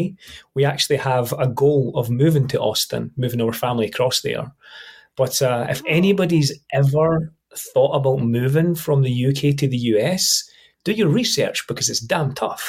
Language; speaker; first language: English; native; English